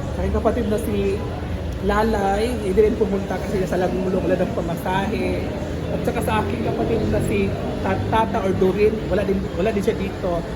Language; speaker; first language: Filipino; native; Filipino